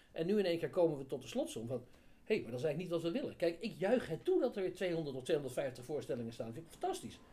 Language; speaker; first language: Dutch; native; Dutch